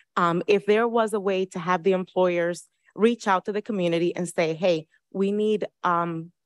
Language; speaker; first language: English; early bilingual, other home language; Spanish